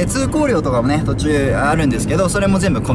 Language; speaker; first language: Japanese; native; Japanese